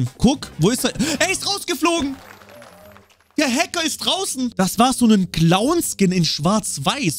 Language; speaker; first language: German; native; German